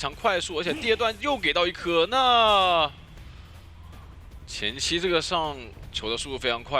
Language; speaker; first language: Chinese; native; Chinese